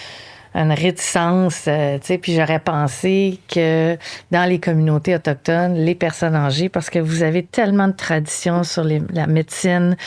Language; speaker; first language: French; native; French